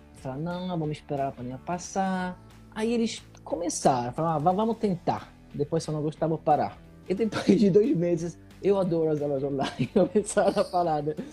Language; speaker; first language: Portuguese; non-native, fluent; Italian